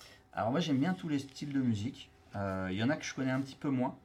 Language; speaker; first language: French; native; French